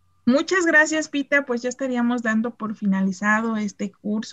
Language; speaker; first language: Spanish; native; Spanish